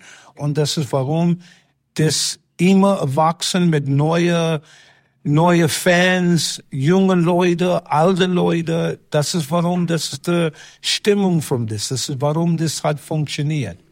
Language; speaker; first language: German; non-native, fluent; English